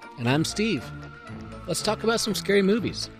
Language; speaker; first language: English; native; English